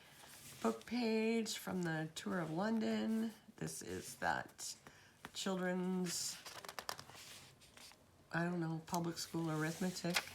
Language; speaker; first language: English; native; English